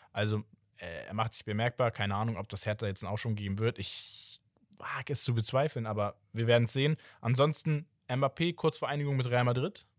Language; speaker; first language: German; early bilingual, other home language; Portuguese